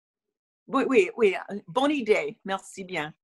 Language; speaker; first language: French; non-native, learner; English